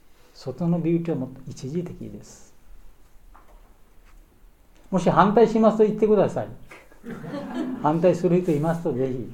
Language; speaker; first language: Japanese; non-native, learner; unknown